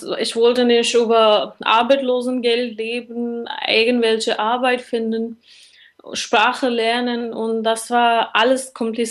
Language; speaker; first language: German; non-native, learner; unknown